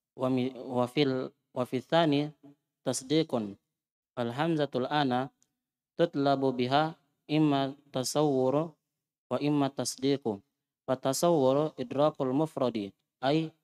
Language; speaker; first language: Arabic; non-native, fluent; Indonesian